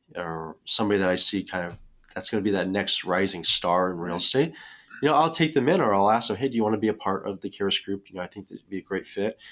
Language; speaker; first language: English; native; English